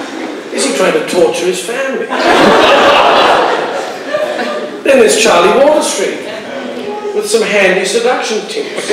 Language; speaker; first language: English; native; English